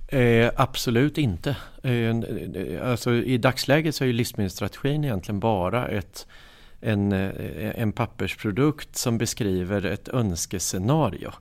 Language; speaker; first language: Swedish; native; Swedish